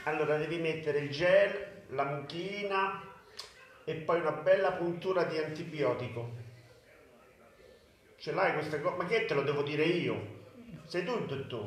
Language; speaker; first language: Italian; native; Italian